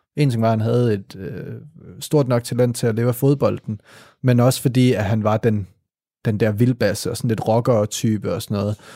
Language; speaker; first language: Danish; native; Danish